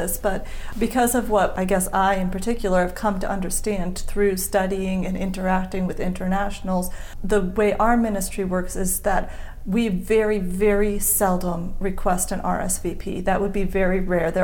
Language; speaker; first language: English; native; English